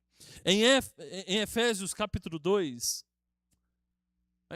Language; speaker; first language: Portuguese; native; Portuguese